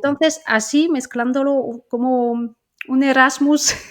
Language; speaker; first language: Spanish; non-native, fluent; French